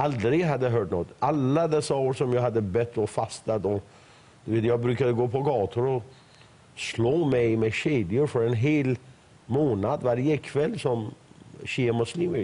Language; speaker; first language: Swedish; non-native, fluent; Persian